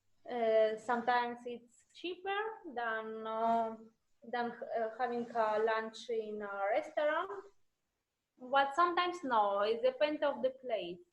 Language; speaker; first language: English; non-native, learner; Russian